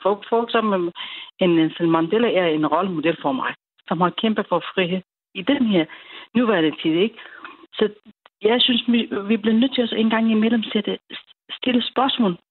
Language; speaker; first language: Danish; non-native, learner; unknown